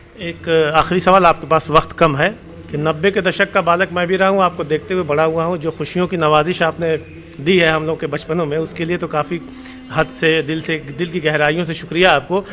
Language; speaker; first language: Hindi; native; Hindi